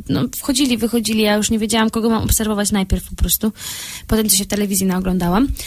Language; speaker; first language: Polish; native; Polish